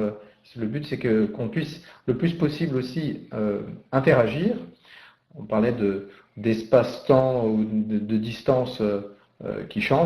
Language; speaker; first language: French; native; French